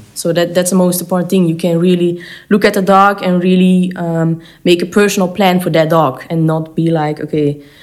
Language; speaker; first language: English; non-native, fluent; Dutch